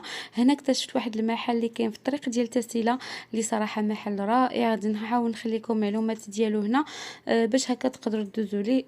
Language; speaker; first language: Arabic; native; Arabic